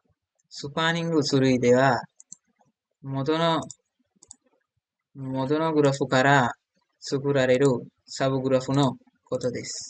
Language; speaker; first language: Japanese; non-native, learner; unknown